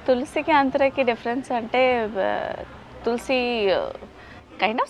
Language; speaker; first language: Telugu; non-native, learner; Bangla